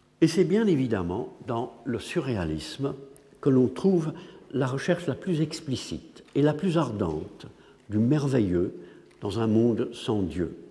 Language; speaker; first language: French; non-native, fluent; English